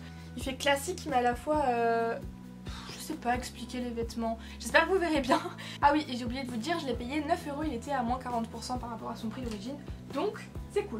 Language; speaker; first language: French; native; French